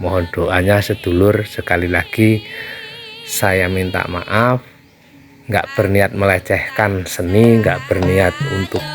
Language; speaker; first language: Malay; non-native, local second language; Javanese